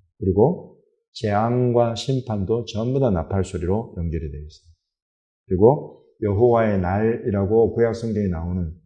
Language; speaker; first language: Korean; native; Korean